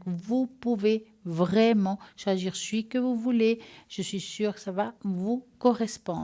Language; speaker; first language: French; native; French